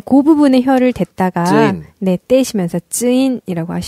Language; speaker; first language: Korean; native; Korean